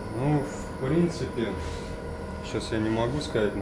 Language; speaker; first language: Russian; native; Russian